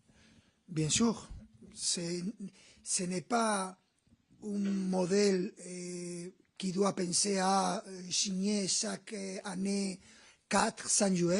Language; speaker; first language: French; non-native, learner; Spanish